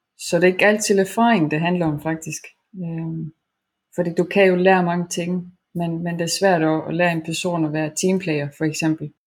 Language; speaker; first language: Danish; non-native, fluent; Estonian